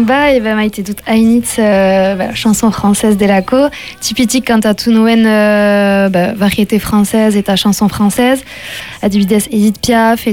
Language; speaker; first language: Basque; non-native, local second language; French